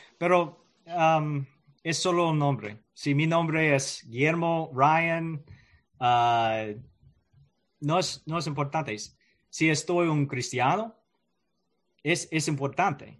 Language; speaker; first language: Spanish; non-native, learner; English